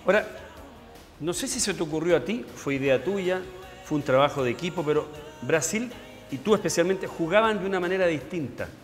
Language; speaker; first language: Spanish; native; Spanish